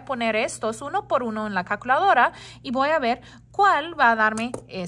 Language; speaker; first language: Spanish; non-native, learner; English